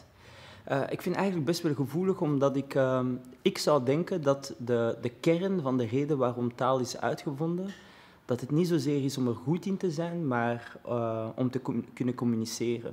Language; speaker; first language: Dutch; early bilingual, other home language; Arabic